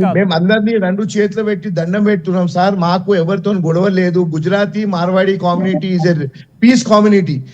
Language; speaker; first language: Telugu; non-native, local second language; Gujarati